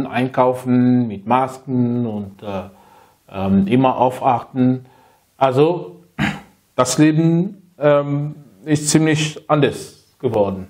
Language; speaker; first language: German; non-native, fluent; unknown